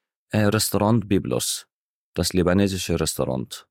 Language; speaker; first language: German; non-native, fluent; Arabic